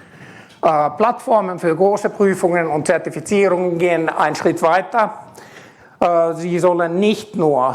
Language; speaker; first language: German; non-native, fluent; Finnish